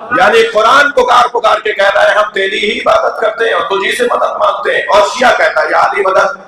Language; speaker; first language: Urdu; native; Urdu